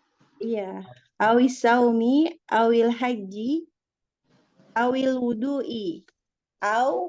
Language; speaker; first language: Arabic; non-native, learner; Indonesian